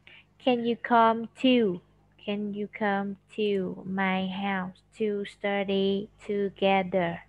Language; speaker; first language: English; non-native, fluent; Vietnamese